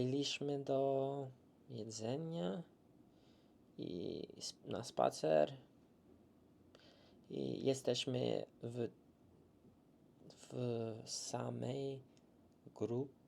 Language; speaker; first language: Polish; early bilingual, heritage; English